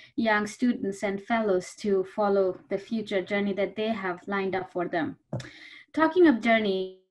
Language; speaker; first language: English; non-native, local second language; Bangla